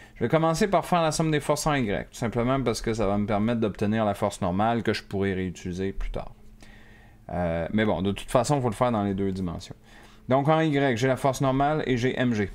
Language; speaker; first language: French; native; French